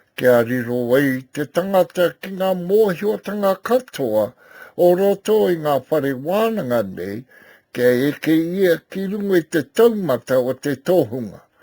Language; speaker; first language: Māori; native; Māori